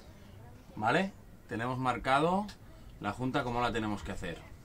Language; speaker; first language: Spanish; native; Spanish